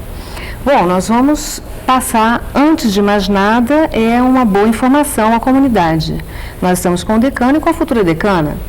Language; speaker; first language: Portuguese; native; Portuguese